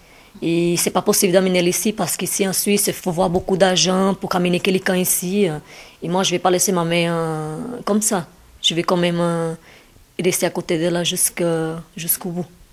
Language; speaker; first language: French; non-native, learner; Portuguese